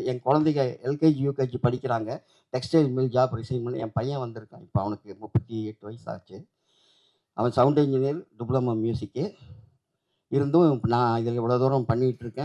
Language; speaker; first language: Tamil; native; Tamil